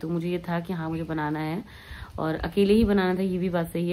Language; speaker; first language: Hindi; native; Hindi